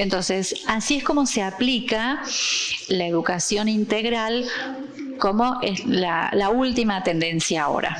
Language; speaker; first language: Spanish; non-native, fluent; Portuguese